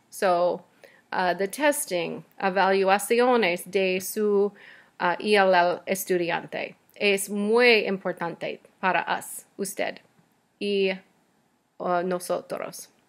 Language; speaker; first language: Spanish; non-native, learner; English